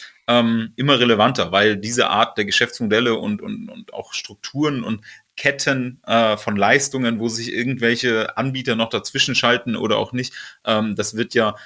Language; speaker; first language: German; native; German